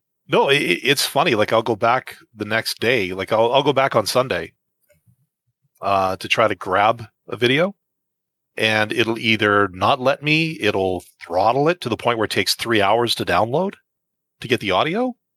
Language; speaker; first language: English; native; English